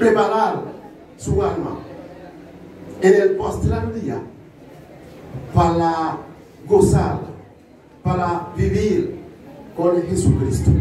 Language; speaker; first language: Spanish; non-native, learner; Haitian Creole